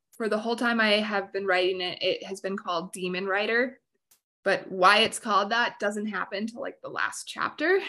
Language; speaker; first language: English; native; English